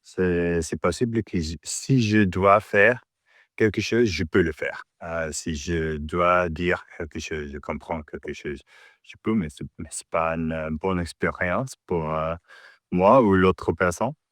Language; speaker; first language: French; non-native, learner; English